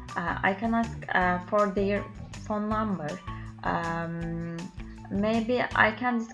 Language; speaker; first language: English; non-native, learner; Turkish